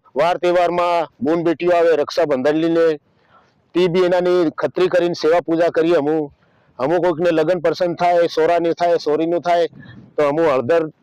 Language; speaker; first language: Gujarati; native; Gujarati